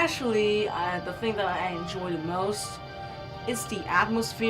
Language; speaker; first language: English; non-native, learner; Vietnamese